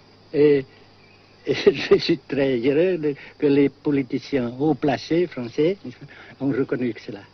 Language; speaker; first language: French; non-native, fluent; Vietnamese